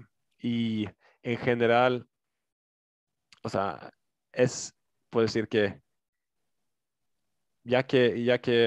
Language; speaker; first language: Spanish; non-native, fluent; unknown